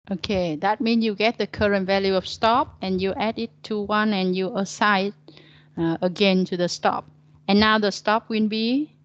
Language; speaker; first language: English; non-native, learner; Vietnamese